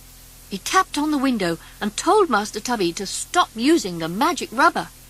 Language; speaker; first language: English; native; English